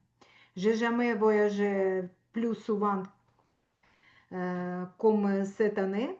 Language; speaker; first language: French; non-native, fluent; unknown